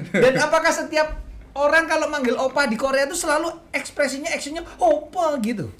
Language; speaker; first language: Indonesian; native; Indonesian